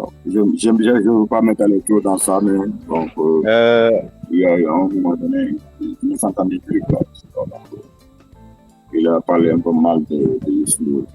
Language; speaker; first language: French; non-native, local second language; Wolof